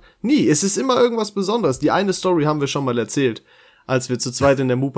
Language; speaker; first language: German; native; German